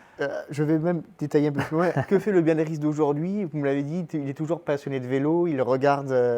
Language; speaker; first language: French; native; French